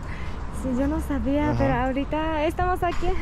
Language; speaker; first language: Spanish; non-native, learner; Japanese